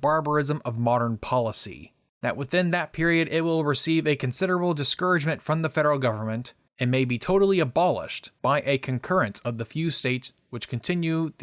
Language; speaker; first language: English; native; English